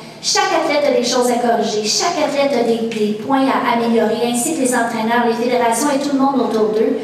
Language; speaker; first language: French; native; French